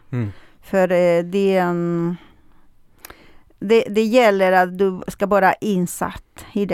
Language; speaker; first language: Swedish; non-native, fluent; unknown